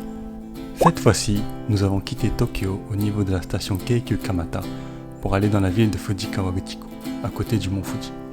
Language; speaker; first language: French; native; French